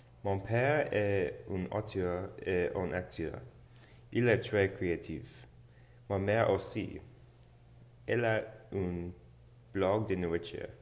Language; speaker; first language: French; non-native, learner; English